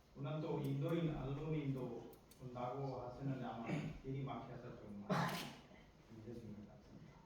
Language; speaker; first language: Korean; non-native, fluent; Hindi